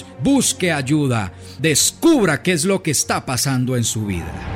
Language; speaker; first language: Spanish; native; Spanish